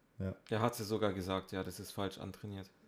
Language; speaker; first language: German; native; German